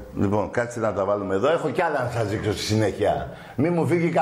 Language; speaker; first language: Greek; native; Greek